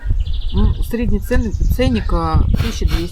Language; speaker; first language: Russian; native; Russian